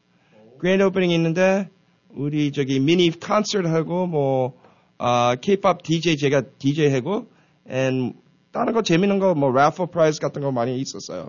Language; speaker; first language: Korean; early bilingual, heritage; Korean